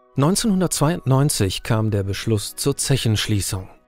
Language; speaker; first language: German; native; German